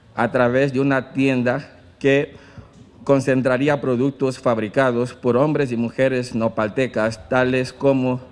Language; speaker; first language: Spanish; non-native, fluent; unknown